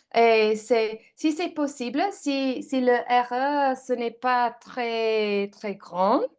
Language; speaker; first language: French; non-native, learner; English